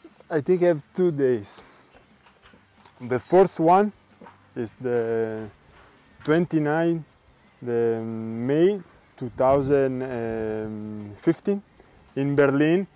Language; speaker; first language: English; non-native, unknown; Italian